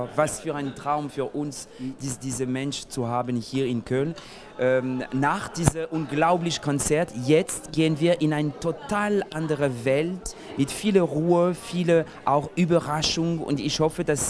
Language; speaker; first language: German; non-native, fluent; French